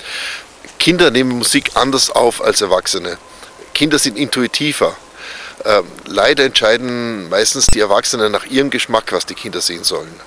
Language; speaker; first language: German; native; German